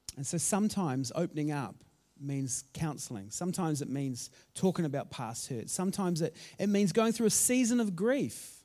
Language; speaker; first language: English; native; English